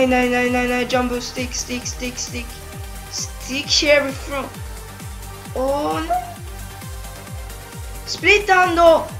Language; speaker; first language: Swedish; early bilingual, other home language; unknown